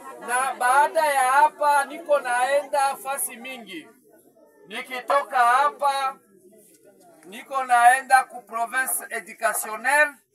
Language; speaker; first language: Swahili; native; Swahili